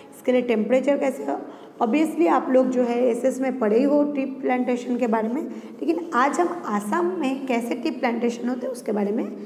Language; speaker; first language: Hindi; non-native, local second language; Gujarati